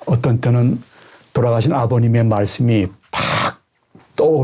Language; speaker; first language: Korean; native; Korean